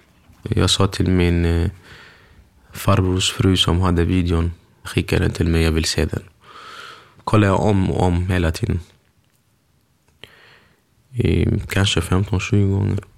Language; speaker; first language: Swedish; early bilingual, other home language; Kurdish